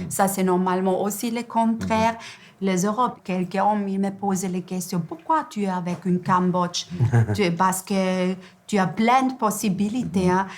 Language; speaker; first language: French; non-native, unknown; German